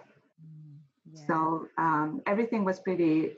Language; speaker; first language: English; non-native, fluent; Hungarian